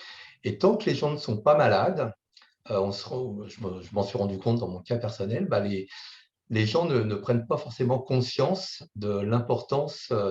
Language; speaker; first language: French; native; French